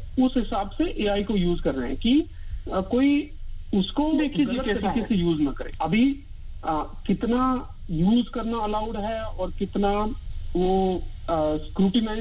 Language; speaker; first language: Hindi; non-native, local second language; Marathi